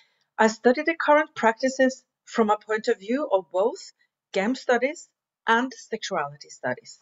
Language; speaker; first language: English; non-native, fluent; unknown